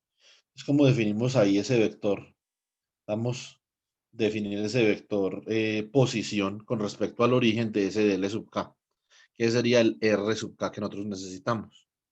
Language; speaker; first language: Spanish; native; Spanish